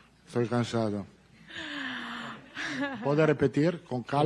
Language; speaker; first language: Portuguese; non-native, fluent; Italian